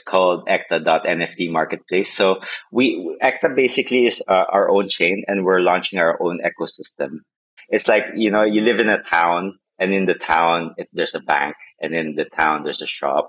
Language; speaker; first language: English; non-native, local second language; Filipino